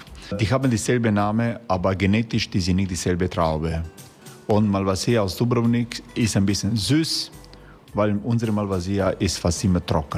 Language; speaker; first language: German; non-native, fluent; Croatian